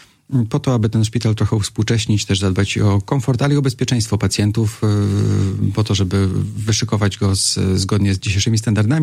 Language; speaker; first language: Polish; native; Polish